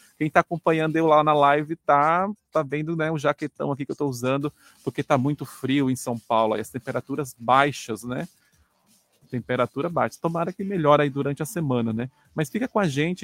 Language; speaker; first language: Portuguese; native; Portuguese